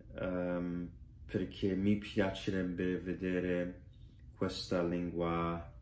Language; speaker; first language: Italian; non-native, learner; English